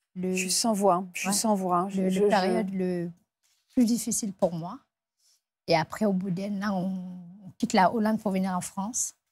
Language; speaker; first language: French; non-native, local second language; Fula